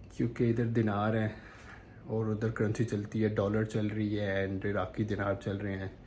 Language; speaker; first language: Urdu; native; Urdu